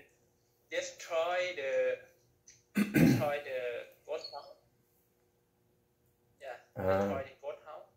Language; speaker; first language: English; non-native, learner; Thai